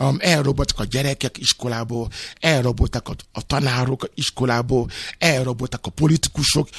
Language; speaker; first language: Hungarian; non-native, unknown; Yoruba